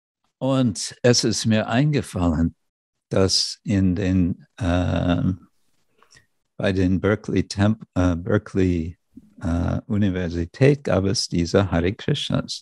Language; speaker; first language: German; non-native, fluent; English